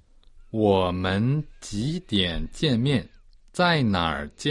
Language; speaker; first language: Chinese; non-native, learner; Portuguese